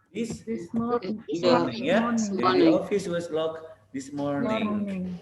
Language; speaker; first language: English; non-native, fluent; Indonesian